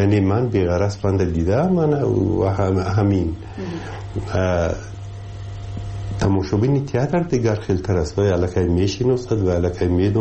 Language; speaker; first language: Persian; native; Persian